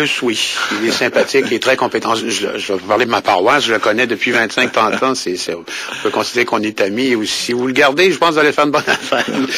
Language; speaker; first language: French; native; French